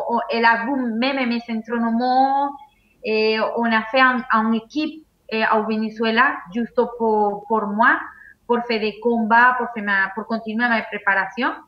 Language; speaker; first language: French; non-native, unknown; Spanish